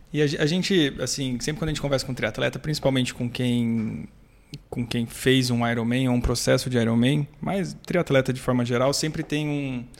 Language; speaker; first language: Portuguese; native; Portuguese